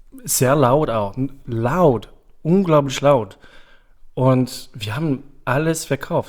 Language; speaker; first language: German; non-native, fluent; French